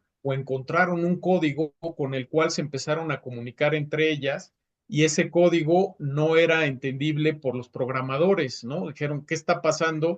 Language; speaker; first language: Spanish; native; Spanish